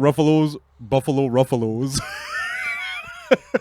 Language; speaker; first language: French; native; French